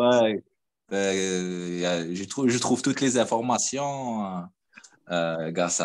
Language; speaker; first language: French; non-native, fluent; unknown